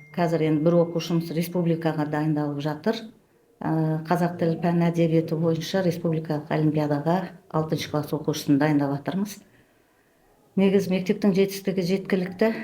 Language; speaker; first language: Kazakh; native; Kazakh